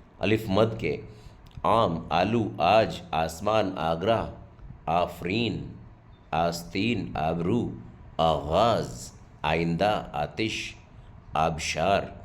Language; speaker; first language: Urdu; native; Urdu